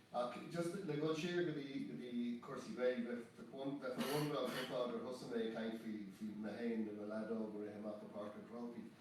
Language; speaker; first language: Irish; non-native, local second language; English